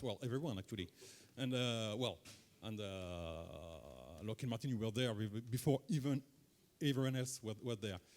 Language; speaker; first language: English; non-native, fluent; French